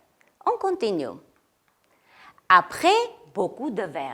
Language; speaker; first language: French; non-native, fluent; Armenian